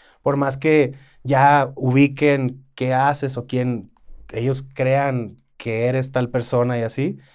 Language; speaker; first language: Spanish; native; Spanish